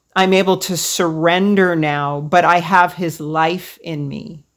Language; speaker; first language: English; native; English